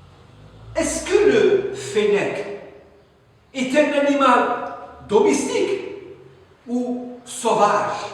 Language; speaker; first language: French; non-native, local second language; Arabic